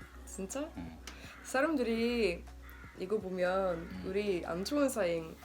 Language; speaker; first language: Korean; non-native, learner; Swedish